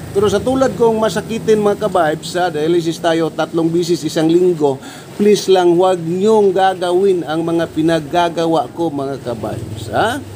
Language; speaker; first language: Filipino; non-native, local second language; Cebuano